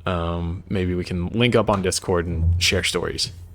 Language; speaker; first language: English; native; English